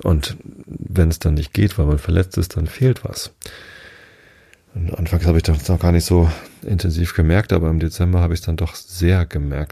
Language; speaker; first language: German; native; German